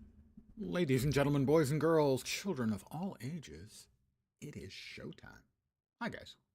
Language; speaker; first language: English; native; English